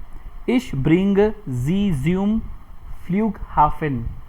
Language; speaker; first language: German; non-native, fluent; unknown